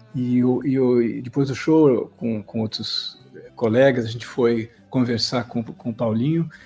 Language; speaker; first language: Portuguese; native; Portuguese